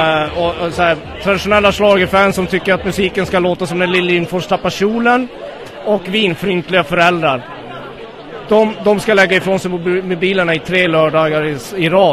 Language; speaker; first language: Swedish; native; Swedish